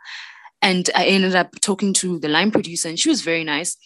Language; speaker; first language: English; non-native, local second language; Xhosa